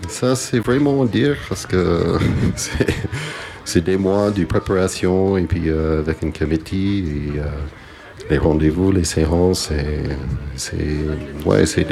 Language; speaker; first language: French; non-native, fluent; English